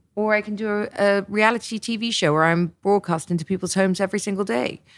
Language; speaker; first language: English; native; English